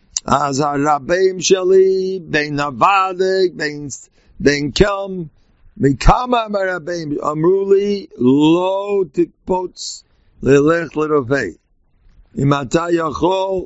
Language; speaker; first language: Hebrew; non-native, fluent; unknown